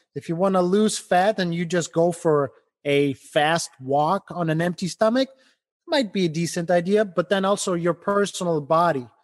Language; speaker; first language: English; non-native, fluent; Ukrainian